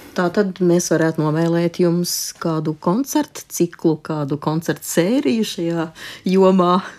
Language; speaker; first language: Latvian; native; Latvian